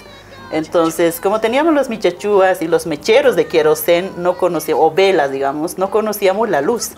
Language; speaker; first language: Spanish; non-native, local second language; Aymara